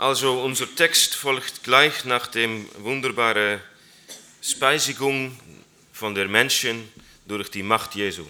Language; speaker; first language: German; non-native, learner; Dutch